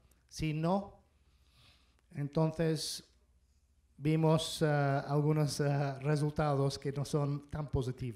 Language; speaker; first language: Spanish; non-native, fluent; English